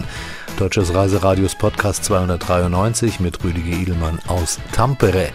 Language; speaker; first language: German; native; German